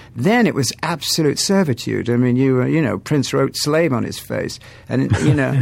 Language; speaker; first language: English; native; English